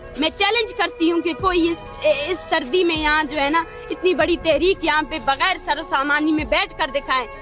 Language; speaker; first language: Urdu; non-native, local second language; Baluchi